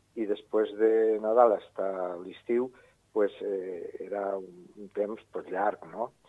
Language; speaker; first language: Catalan; native; Catalan